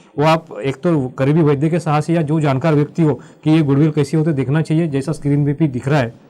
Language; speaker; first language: Hindi; non-native, local second language; Marathi